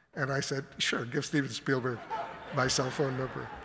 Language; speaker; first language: English; native; English